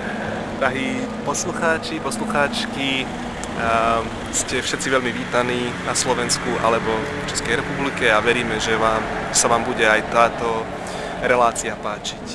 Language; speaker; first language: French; non-native, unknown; Slovak